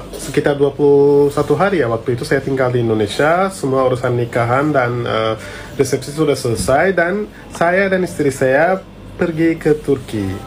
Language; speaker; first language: Indonesian; non-native, fluent; Turkish